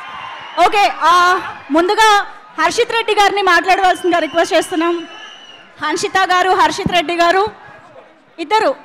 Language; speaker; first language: Telugu; native; Telugu